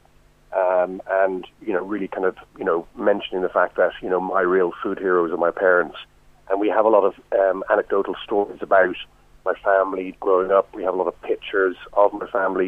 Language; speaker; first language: English; native; English